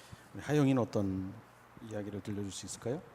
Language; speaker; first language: Korean; native; Korean